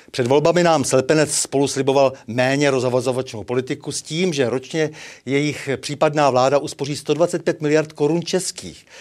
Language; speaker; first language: Czech; native; Czech